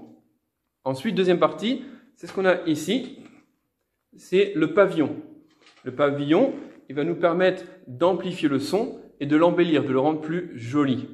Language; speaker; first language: French; native; French